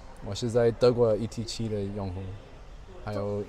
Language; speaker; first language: Chinese; non-native, learner; English